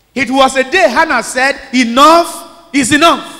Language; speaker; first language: English; non-native, local second language; Yoruba